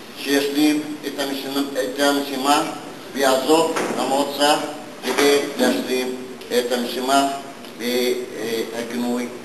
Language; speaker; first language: Hebrew; non-native, local second language; Arabic